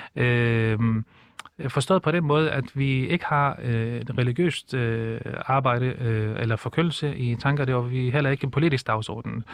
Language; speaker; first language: Danish; early bilingual, other home language; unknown